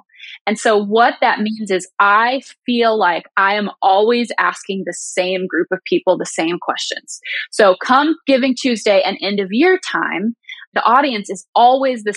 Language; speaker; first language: English; native; English